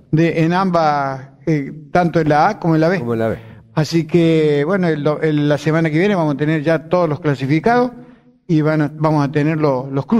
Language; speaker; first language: Spanish; native; Spanish